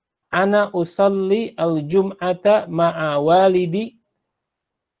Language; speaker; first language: Arabic; non-native, fluent; Indonesian